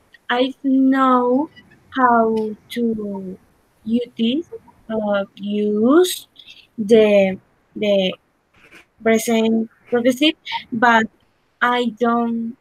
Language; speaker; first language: English; non-native, learner; Spanish